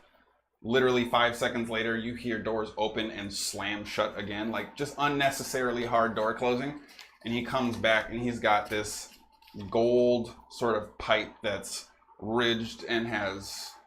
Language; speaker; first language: English; native; English